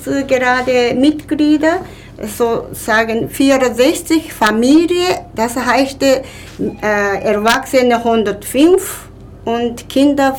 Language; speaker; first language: German; non-native, learner; Japanese